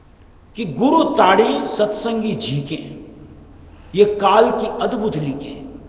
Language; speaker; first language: Hindi; native; Hindi